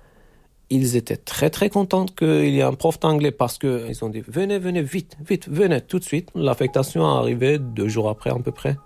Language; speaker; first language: French; non-native, fluent; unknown